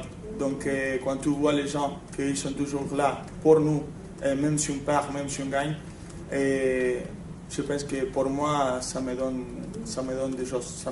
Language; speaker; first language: French; non-native, fluent; Spanish